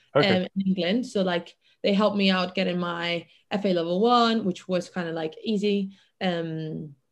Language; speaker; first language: English; non-native, fluent; Catalan